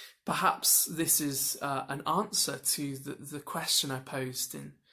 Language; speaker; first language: English; native; English